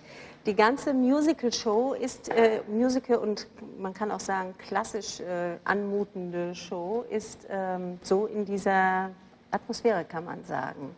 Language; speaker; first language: German; native; German